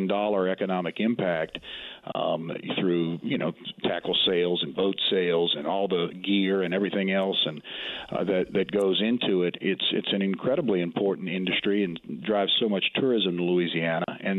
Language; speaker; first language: English; native; English